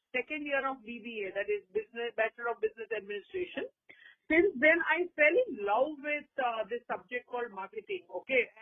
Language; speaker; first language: English; non-native, local second language; Gujarati